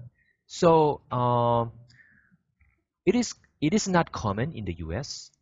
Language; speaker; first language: English; non-native, learner; Korean